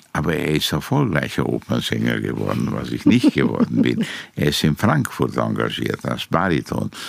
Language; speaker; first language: German; non-native, fluent; Romanian